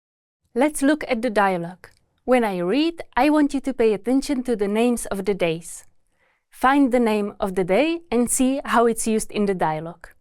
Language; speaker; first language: English; non-native, fluent; Czech